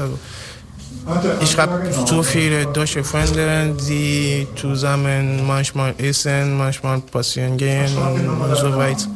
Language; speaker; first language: German; non-native, learner; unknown